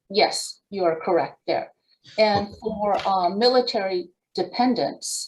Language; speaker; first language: English; native; English